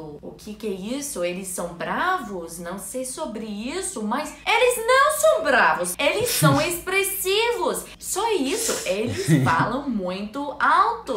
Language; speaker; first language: Portuguese; non-native, learner; English